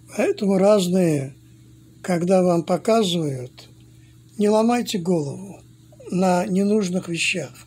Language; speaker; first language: Russian; non-native, fluent; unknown